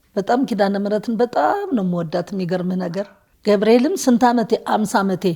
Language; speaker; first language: Amharic; native; Amharic